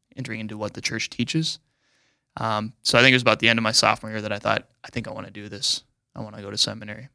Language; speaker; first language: English; native; English